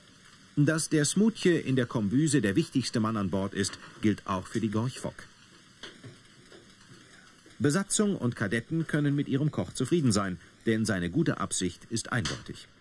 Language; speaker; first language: German; native; German